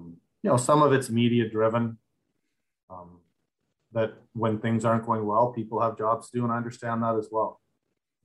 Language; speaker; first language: English; native; English